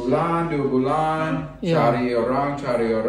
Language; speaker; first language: Indonesian; non-native, learner; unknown